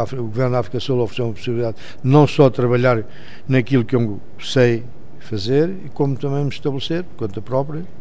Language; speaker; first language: Portuguese; native; Portuguese